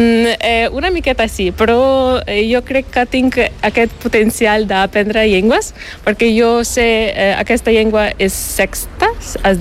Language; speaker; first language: Catalan; non-native, learner; Ukrainian